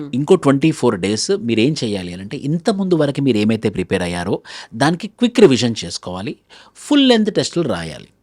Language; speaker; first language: Telugu; native; Telugu